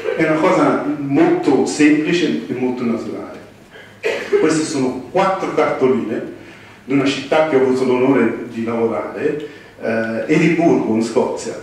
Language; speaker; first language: Italian; early bilingual, heritage; English